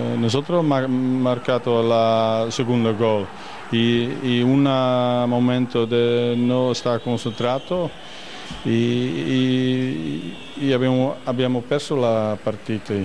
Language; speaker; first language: Italian; non-native, learner; Dutch